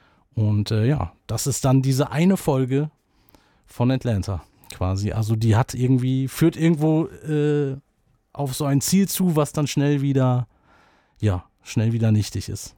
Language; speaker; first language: German; native; German